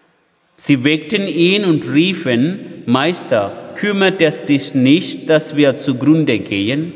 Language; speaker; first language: German; non-native, fluent; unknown